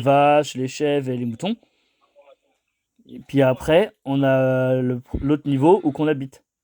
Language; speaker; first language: French; native; French